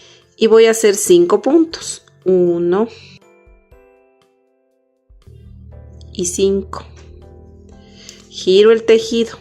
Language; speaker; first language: Spanish; native; Spanish